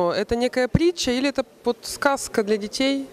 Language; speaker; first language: Russian; native; Russian